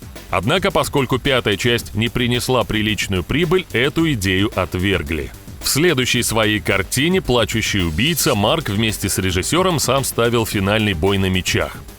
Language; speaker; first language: Russian; native; Russian